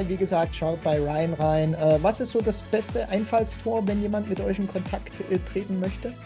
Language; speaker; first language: German; native; German